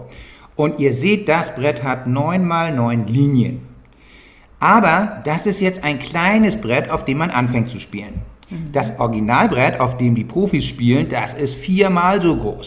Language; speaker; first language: German; native; German